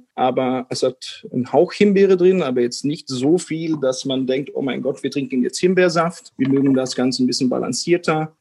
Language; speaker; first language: German; non-native, fluent; English